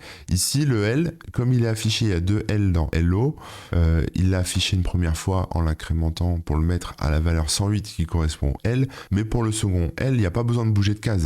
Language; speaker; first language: French; native; French